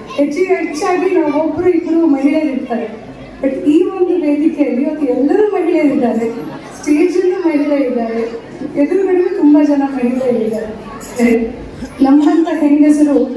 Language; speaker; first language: Kannada; native; Kannada